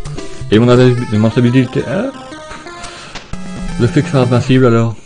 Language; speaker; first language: French; native; French